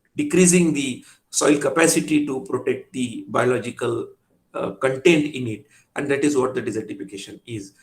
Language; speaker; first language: English; non-native, local second language; Marathi